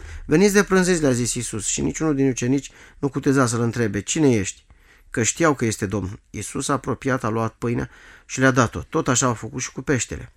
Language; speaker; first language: Romanian; native; Romanian